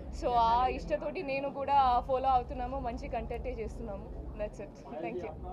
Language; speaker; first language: Telugu; non-native, fluent; Malayalam